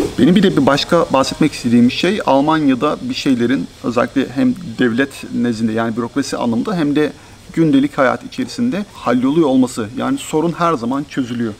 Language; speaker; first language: Turkish; native; Turkish